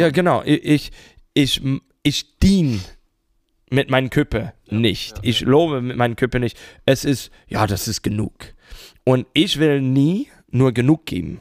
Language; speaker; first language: German; non-native, fluent; English